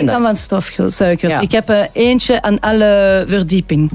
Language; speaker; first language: Dutch; non-native, local second language; French